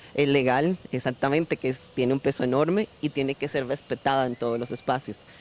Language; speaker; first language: Spanish; native; Spanish